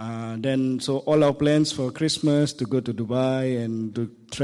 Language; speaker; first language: English; non-native, local second language; Malay